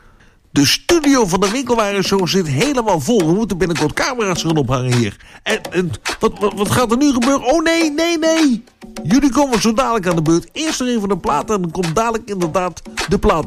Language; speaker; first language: Dutch; native; Dutch